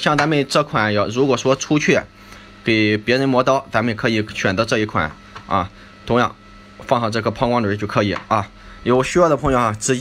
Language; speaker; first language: Chinese; native; Chinese